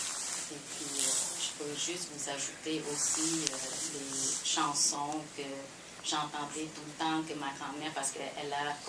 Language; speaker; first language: French; non-native, fluent; Khmer